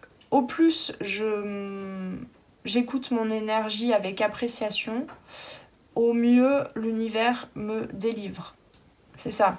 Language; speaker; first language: French; native; French